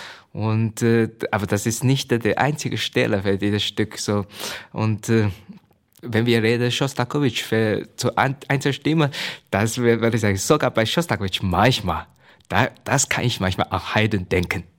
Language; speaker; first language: German; non-native, fluent; Chinese